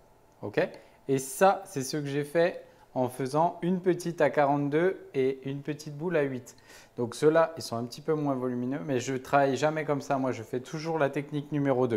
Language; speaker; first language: French; native; French